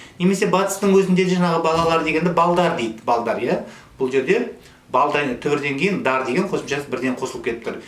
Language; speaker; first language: Kazakh; native; Kazakh